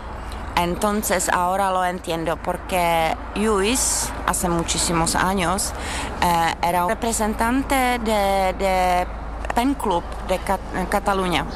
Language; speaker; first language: Spanish; non-native, fluent; Czech